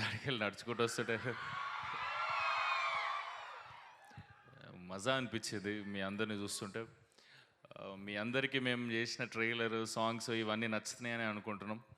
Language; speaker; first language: Telugu; native; Telugu